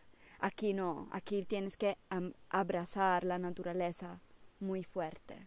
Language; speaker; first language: Spanish; non-native, fluent; Italian